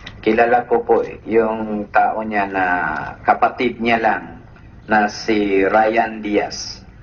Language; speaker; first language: Filipino; non-native, local second language; Cebuano